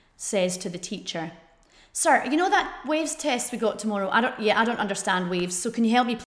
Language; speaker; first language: English; native; English